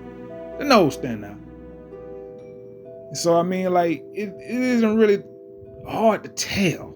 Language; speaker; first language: English; native; English